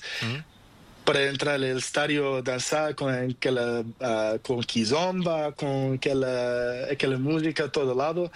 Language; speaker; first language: Spanish; non-native, learner; Portuguese